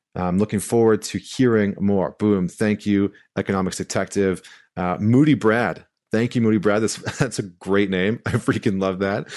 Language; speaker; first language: English; native; English